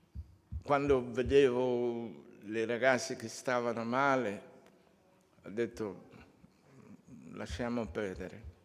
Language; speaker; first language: Italian; non-native, fluent; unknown